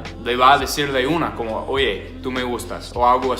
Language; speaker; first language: Spanish; non-native, fluent; English